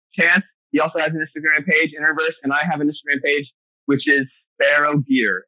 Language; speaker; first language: English; native; English